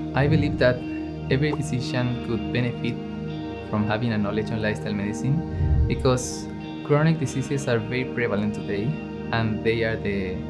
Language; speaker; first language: English; non-native, fluent; Spanish